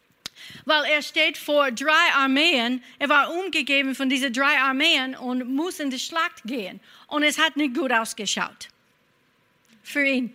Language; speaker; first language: German; non-native, fluent; English